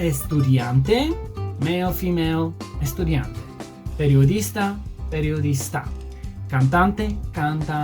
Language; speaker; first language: Spanish; non-native, fluent; English